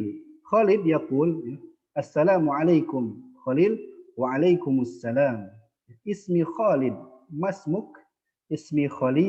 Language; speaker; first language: Arabic; non-native, fluent; Indonesian